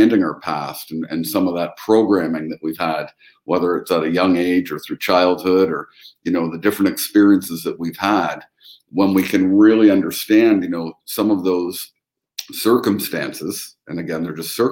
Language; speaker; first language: English; native; English